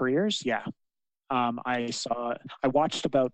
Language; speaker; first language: English; native; English